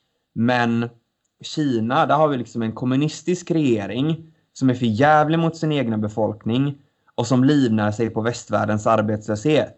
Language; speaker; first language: Swedish; native; Swedish